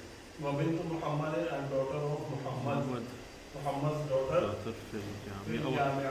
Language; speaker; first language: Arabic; non-native, fluent; Urdu